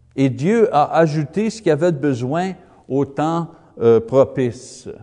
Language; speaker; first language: French; non-native, fluent; English